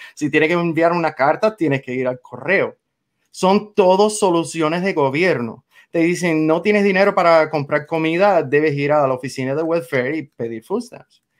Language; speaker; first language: Spanish; non-native, fluent; English